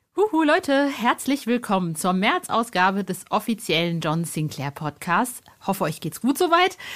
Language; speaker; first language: German; native; German